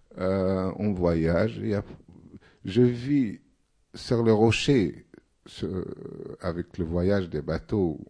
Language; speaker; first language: French; non-native, fluent; Arabic